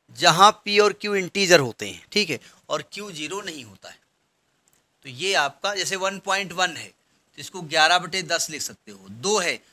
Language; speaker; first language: Hindi; native; Hindi